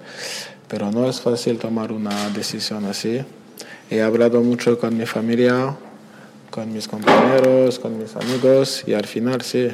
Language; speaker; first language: Spanish; non-native, learner; French